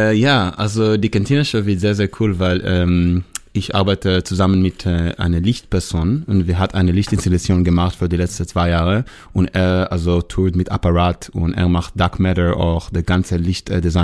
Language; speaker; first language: German; non-native, learner; Hebrew